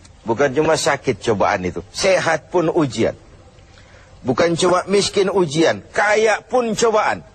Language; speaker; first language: Malay; native; Malay